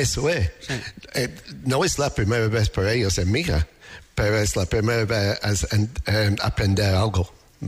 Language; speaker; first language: Spanish; non-native, learner; English